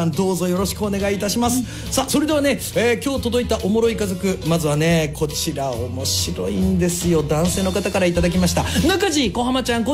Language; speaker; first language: Japanese; native; Japanese